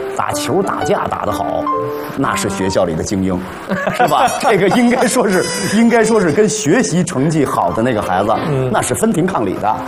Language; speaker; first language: Chinese; native; Chinese